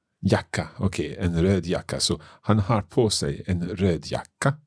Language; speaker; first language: Swedish; non-native, learner; English